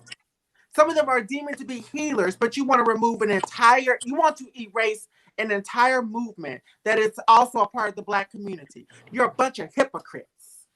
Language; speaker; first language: English; native; English